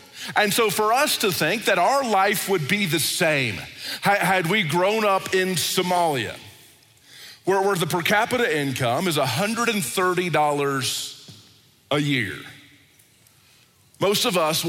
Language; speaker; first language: English; native; English